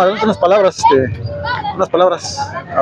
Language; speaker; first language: Spanish; native; Spanish